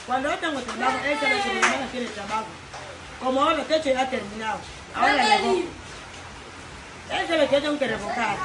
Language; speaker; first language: Spanish; non-native, local second language; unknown